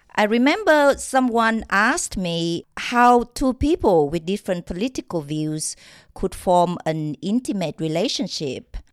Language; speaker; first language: English; non-native, fluent; Vietnamese